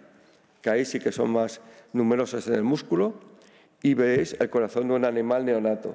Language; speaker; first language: Spanish; native; Spanish